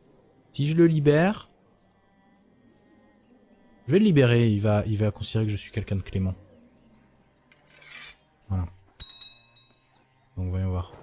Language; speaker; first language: French; native; French